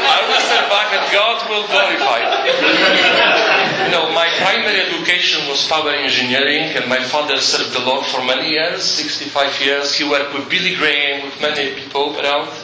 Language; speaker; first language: English; non-native, fluent; Polish